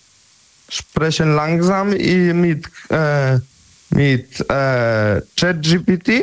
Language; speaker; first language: German; non-native, learner; Polish